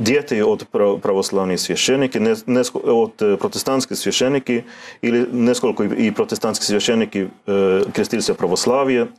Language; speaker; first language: Russian; non-native, learner; Swedish